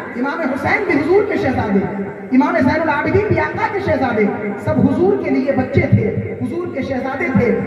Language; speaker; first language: Hindi; native; Hindi